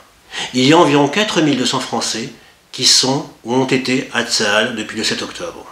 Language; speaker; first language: French; native; French